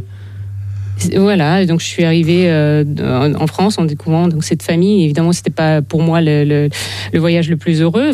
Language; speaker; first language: French; non-native, fluent; Ukrainian